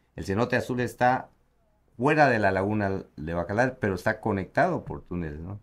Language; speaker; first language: Spanish; native; Spanish